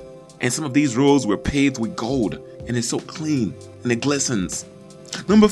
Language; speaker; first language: English; non-native, local second language; Igbo